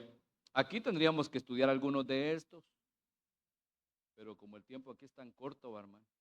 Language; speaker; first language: Spanish; native; Spanish